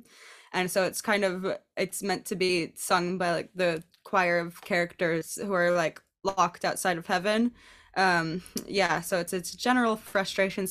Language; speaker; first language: English; native; English